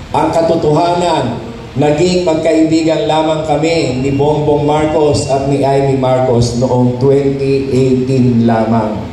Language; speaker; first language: Filipino; non-native, local second language; Hiligaynon